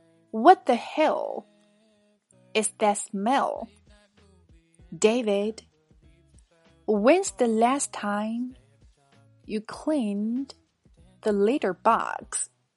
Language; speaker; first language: English; non-native, fluent; Chinese